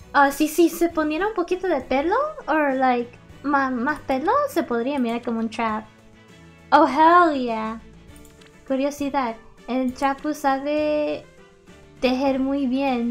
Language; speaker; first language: Spanish; early bilingual, heritage; Spanish